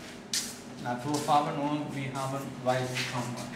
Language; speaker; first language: German; non-native, learner; Sinhala